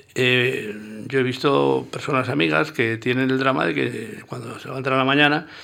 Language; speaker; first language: Spanish; native; Spanish